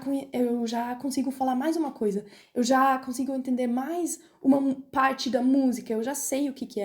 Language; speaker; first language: Portuguese; non-native, fluent; German